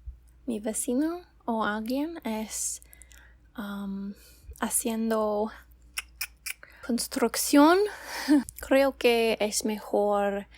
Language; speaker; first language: Spanish; non-native, learner; English